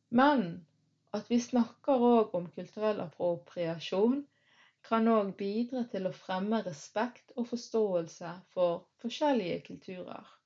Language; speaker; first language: Norwegian; early bilingual, other home language; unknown